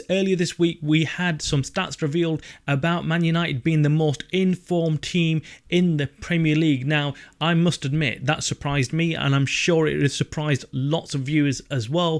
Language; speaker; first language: English; native; English